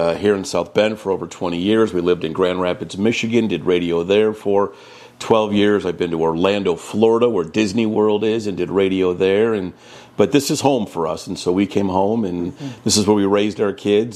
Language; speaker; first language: English; native; English